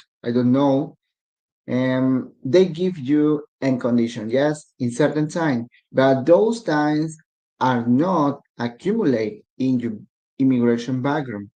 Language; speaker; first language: English; non-native, learner; Spanish